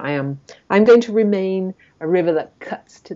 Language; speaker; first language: English; native; English